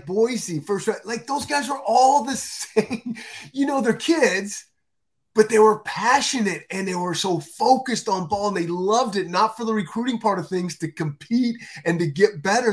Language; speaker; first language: English; native; English